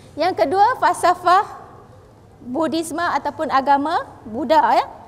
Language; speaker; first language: Malay; native; Malay